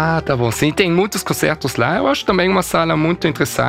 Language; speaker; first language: Portuguese; early bilingual, heritage; German